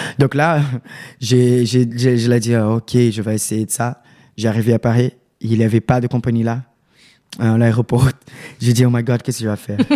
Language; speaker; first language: French; non-native, learner; Portuguese